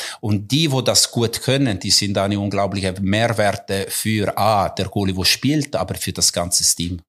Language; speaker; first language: German; non-native, local second language; Italian